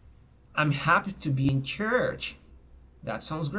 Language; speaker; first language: English; non-native, fluent; Portuguese